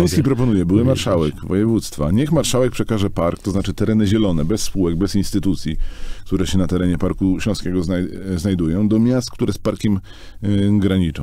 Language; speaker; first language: Polish; native; Polish